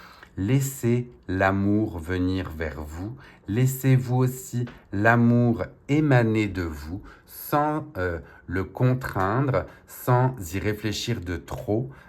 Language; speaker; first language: French; native; French